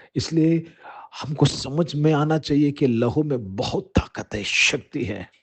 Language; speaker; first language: Hindi; non-native, local second language; Telugu